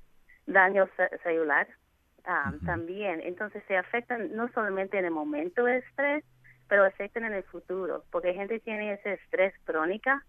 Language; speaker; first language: Spanish; non-native, fluent; English